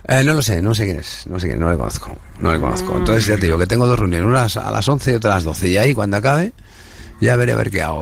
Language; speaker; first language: Spanish; native; Spanish